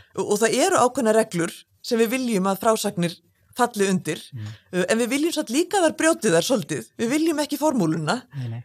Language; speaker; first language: Icelandic; native; Icelandic